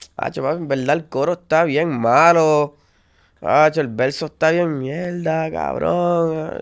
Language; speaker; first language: Spanish; native; Spanish